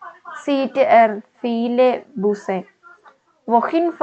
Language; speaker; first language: German; non-native, learner; Malayalam